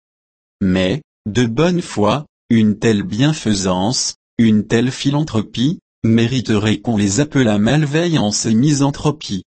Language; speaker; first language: French; native; French